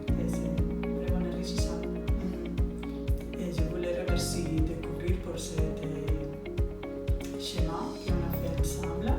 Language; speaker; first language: French; non-native, fluent; Spanish